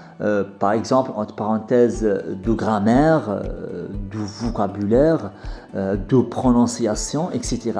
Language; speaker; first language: French; non-native, fluent; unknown